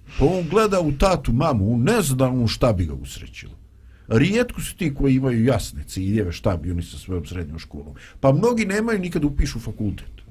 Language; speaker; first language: Bosnian; native; Bosnian